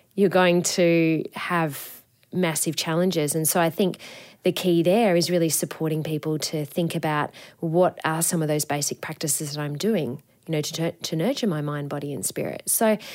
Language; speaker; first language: English; native; English